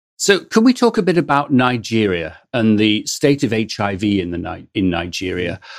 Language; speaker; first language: English; native; English